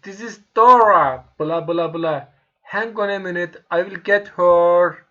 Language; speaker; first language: English; non-native, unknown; Turkish